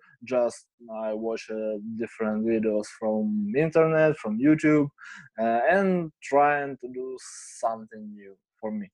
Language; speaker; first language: English; non-native, learner; Ukrainian